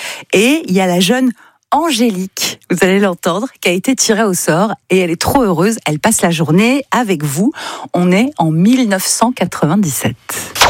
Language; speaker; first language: French; native; French